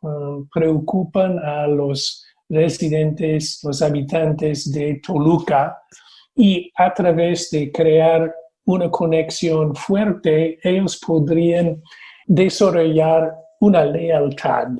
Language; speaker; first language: Spanish; non-native, fluent; English